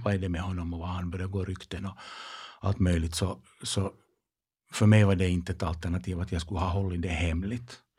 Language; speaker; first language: Swedish; non-native, local second language; Finnish